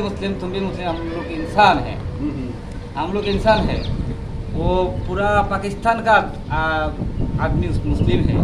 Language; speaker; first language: Hindi; non-native, learner; Bangla